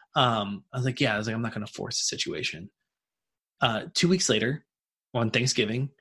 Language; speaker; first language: English; native; English